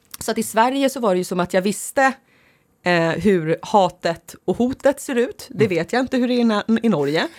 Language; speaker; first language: Swedish; early bilingual, other home language; Finnish